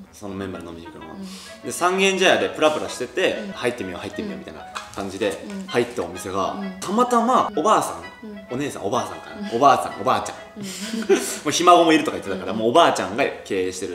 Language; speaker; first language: Japanese; native; Japanese